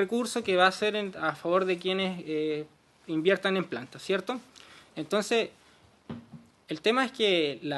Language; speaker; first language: Spanish; native; Spanish